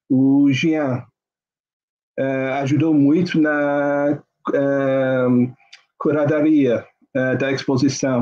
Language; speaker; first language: Portuguese; non-native, fluent; English